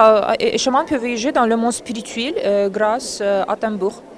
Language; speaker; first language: French; non-native, learner; Russian